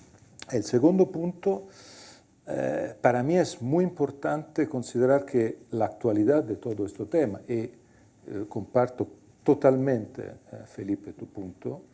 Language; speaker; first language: Spanish; non-native, fluent; Italian